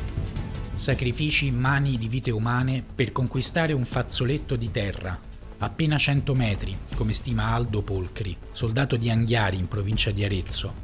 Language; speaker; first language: Italian; native; Italian